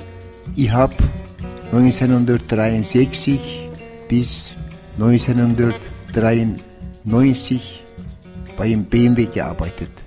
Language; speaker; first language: German; non-native, learner; Turkish